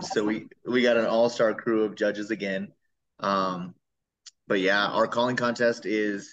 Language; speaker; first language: English; native; English